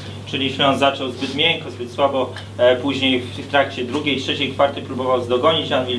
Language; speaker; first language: Polish; native; Polish